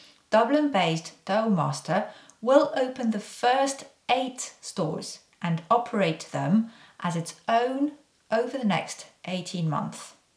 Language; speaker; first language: English; non-native, fluent; French